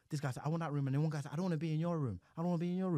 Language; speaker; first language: English; non-native, local second language; Yoruba